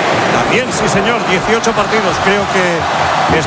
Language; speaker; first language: Spanish; native; Spanish